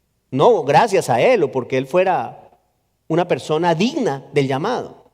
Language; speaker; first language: Spanish; native; Spanish